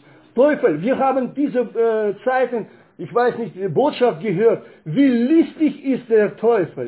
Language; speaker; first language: German; non-native, fluent; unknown